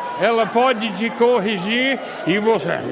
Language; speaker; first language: Portuguese; non-native, fluent; English